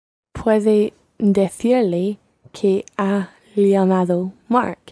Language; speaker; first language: Spanish; non-native, learner; English